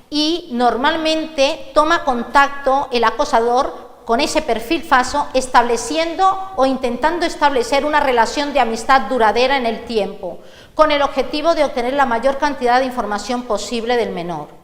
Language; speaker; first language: Spanish; native; Spanish